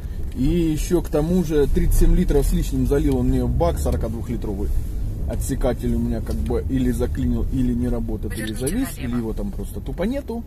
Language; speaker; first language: Russian; native; Russian